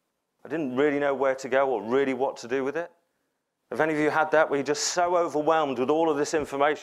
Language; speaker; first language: English; native; English